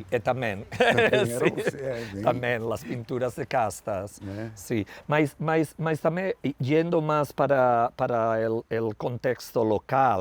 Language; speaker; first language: Portuguese; non-native, learner; Spanish